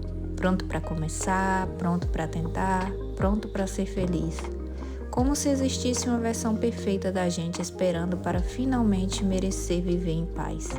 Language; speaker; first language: Portuguese; native; Portuguese